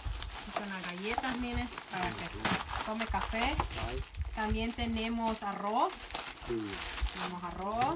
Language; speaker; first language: Spanish; native; Spanish